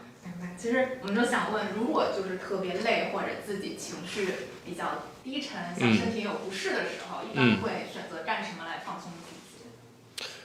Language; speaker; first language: Chinese; native; Chinese